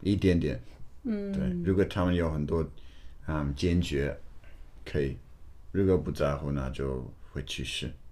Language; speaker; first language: Chinese; non-native, learner; English